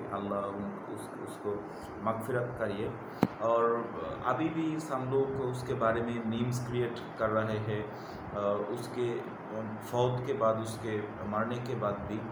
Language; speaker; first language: Hindi; non-native, learner; Bangla